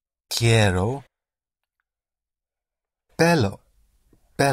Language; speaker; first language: Spanish; non-native, learner; English